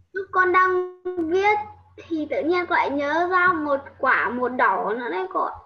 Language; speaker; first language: Vietnamese; native; Vietnamese